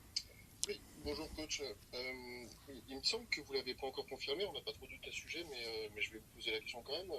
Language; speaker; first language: French; native; French